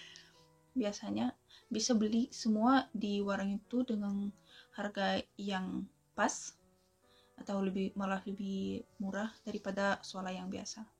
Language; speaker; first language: Indonesian; non-native, fluent; Russian